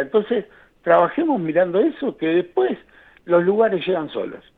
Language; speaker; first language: Spanish; native; Spanish